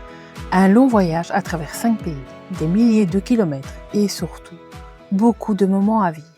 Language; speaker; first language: French; native; French